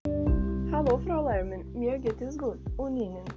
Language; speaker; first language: German; non-native, learner; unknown